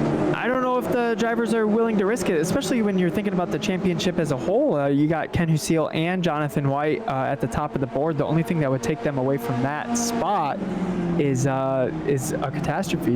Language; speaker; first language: English; native; English